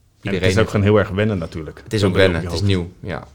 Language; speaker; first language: Dutch; native; Dutch